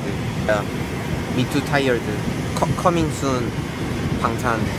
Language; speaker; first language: English; non-native, learner; Korean